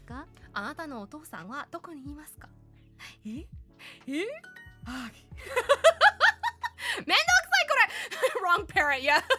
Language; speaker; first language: Japanese; non-native, learner; English